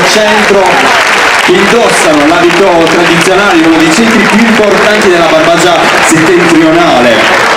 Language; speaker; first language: Italian; native; Italian